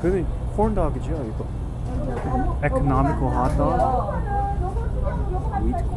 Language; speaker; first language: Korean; early bilingual, heritage; English